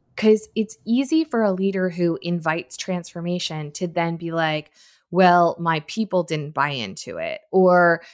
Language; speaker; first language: English; native; English